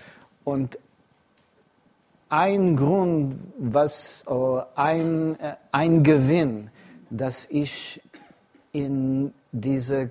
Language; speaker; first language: German; non-native, fluent; English